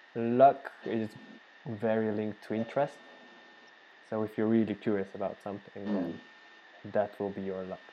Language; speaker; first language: English; non-native, fluent; Bulgarian